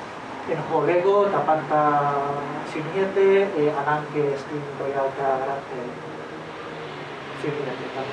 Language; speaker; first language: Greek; non-native, fluent; Spanish